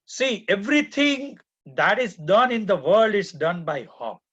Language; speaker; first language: English; non-native, local second language; Gujarati